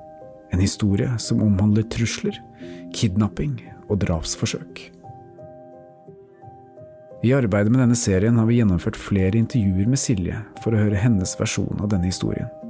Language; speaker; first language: Norwegian; native; Norwegian